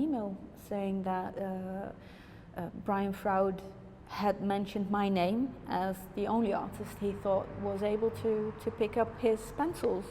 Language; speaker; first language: English; non-native, fluent; Dutch